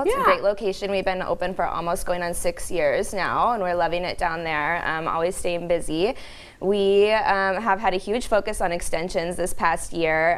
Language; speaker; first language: English; native; English